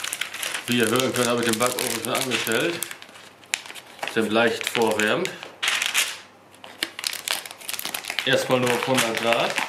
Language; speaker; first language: German; native; German